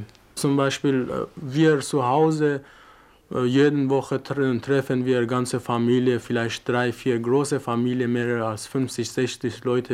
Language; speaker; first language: German; non-native, fluent; Persian